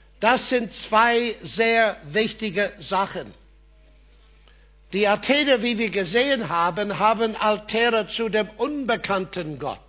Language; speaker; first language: German; non-native, fluent; English